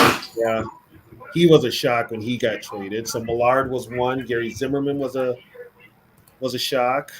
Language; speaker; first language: English; native; English